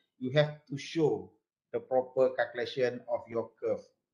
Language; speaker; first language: English; non-native, local second language; Malay